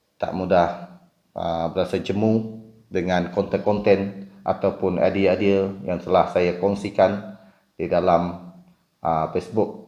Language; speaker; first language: Malay; non-native, local second language; Iban